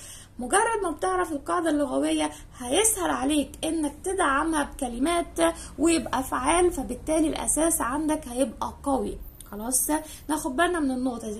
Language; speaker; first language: Arabic; native; Arabic